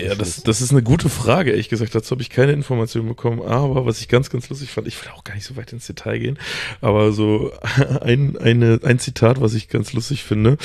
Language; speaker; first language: German; native; German